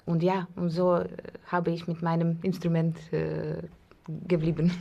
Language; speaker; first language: German; non-native, learner; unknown